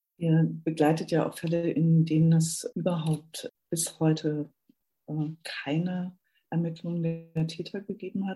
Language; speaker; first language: German; native; German